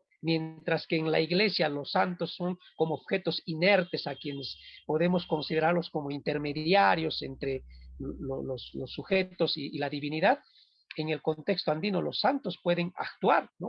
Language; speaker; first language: Spanish; non-native, local second language; Quechua